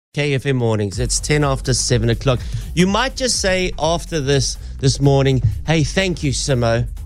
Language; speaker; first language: English; native; English